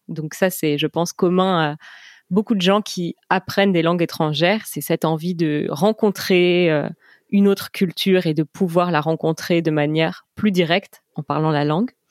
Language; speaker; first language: French; native; French